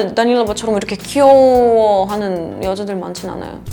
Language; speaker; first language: Korean; non-native, fluent; Russian